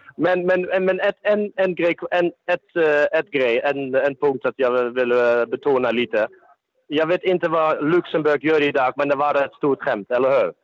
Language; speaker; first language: Swedish; non-native, fluent; Dutch